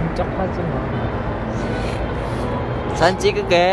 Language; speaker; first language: Korean; non-native, learner; Vietnamese